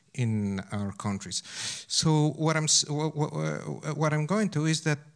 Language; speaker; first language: English; non-native, fluent; Spanish